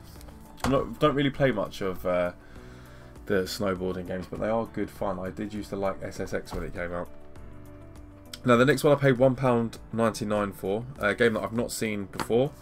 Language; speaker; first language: English; native; English